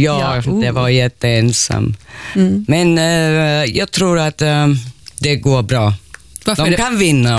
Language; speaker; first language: Swedish; non-native, local second language; Finnish